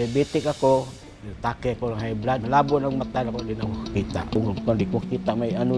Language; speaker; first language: Filipino; non-native, local second language; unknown